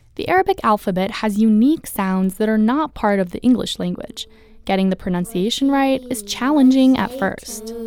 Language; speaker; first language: English; early bilingual, other home language; Arabic